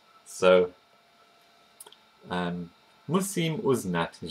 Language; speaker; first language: Czech; non-native, fluent; English